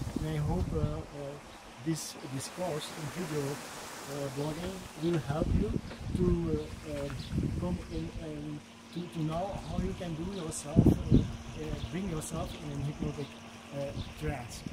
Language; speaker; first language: English; non-native, fluent; Dutch